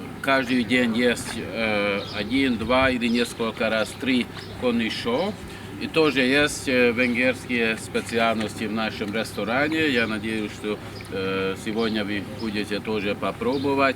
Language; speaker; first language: Russian; non-native, learner; Hungarian